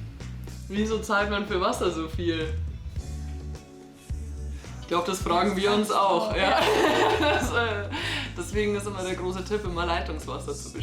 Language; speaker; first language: German; native; German